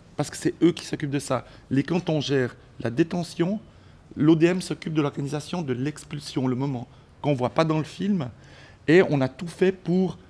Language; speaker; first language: French; early bilingual, other home language; Spanish